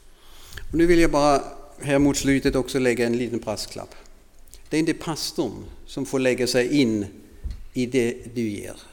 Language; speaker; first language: Swedish; non-native, fluent; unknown